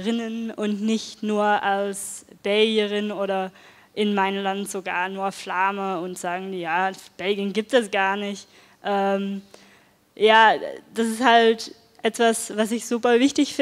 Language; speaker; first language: German; non-native, fluent; Dutch